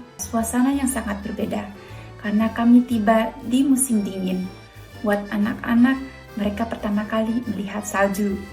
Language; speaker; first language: Indonesian; native; Indonesian